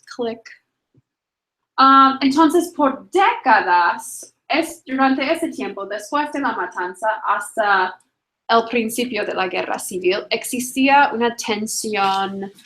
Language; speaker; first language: Spanish; non-native, fluent; English